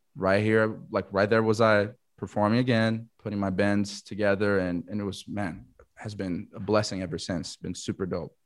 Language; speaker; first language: English; non-native, fluent; Portuguese